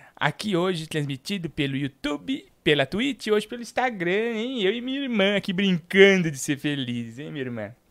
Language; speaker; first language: Portuguese; native; Portuguese